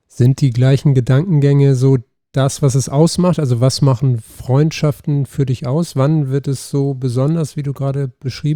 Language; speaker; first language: German; native; German